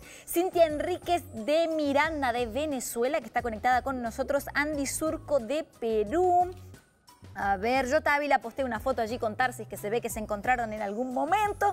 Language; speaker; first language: Spanish; native; Spanish